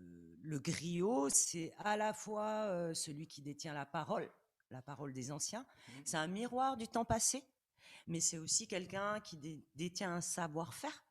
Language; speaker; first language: French; native; French